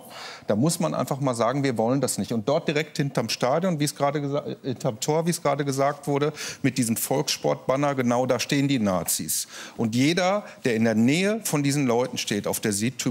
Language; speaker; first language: German; native; German